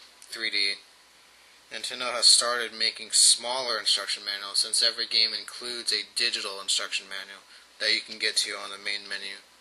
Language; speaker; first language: English; native; English